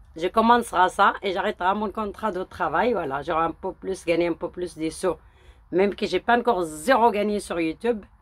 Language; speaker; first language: French; early bilingual, other home language; Arabic